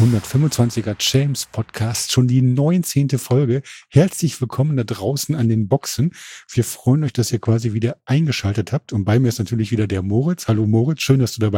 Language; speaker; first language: German; native; German